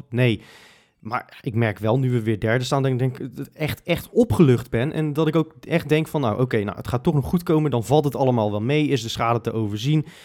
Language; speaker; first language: Dutch; native; Dutch